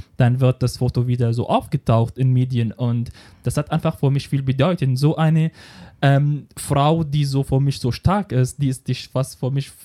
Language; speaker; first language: German; non-native, fluent; Arabic